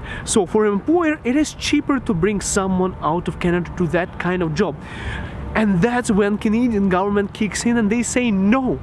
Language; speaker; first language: English; non-native, local second language; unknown